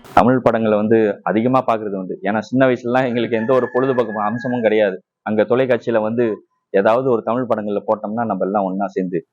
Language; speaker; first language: Tamil; non-native, local second language; Chinese